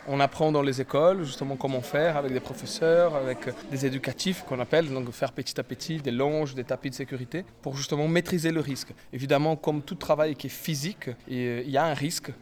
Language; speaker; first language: French; non-native, fluent; Portuguese